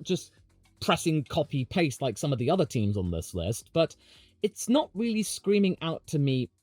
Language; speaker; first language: English; native; English